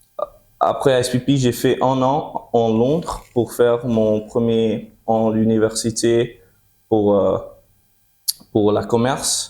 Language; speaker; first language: French; early bilingual, heritage; French